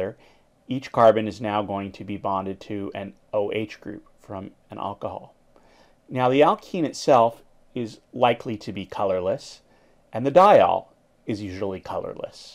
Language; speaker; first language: English; native; English